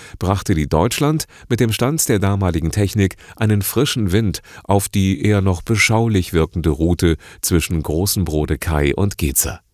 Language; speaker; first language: German; native; German